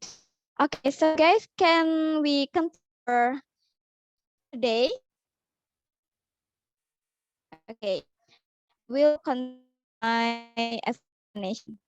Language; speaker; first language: English; non-native, learner; Indonesian